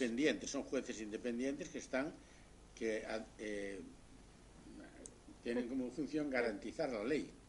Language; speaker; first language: Spanish; native; Spanish